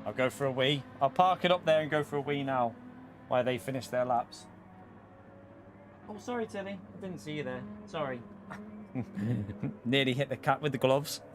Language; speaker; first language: English; native; English